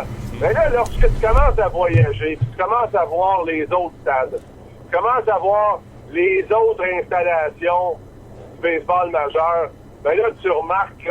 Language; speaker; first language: French; native; French